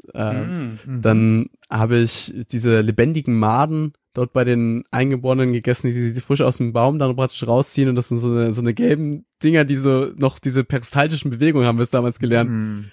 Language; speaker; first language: German; native; German